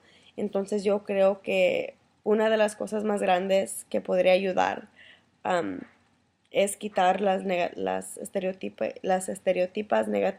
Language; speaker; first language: Spanish; early bilingual, heritage; Spanish